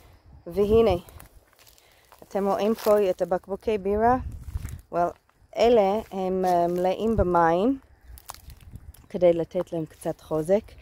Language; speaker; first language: Hebrew; non-native, fluent; English